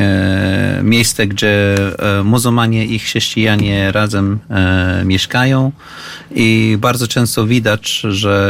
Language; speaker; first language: Polish; non-native, fluent; Arabic